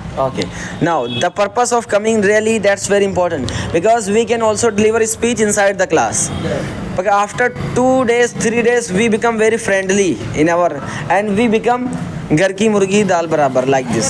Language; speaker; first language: English; non-native, learner; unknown